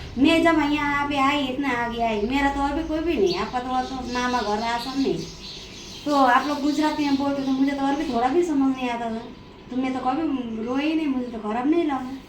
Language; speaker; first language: Hindi; non-native, local second language; Nepali